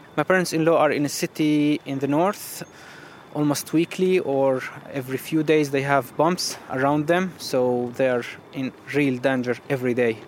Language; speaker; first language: English; non-native, fluent; Arabic